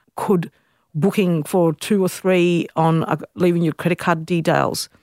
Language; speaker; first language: English; native; English